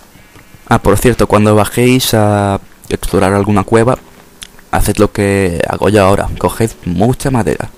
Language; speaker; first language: Spanish; native; Spanish